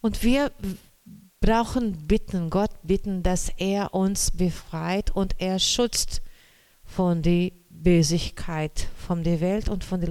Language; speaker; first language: German; non-native, learner; Portuguese